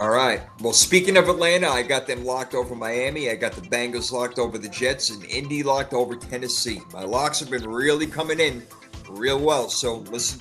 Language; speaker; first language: English; native; English